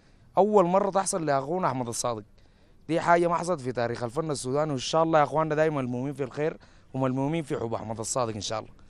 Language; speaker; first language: Arabic; native; Arabic